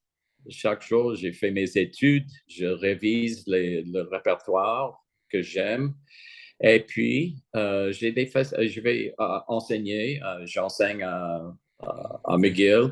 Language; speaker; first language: French; non-native, fluent; English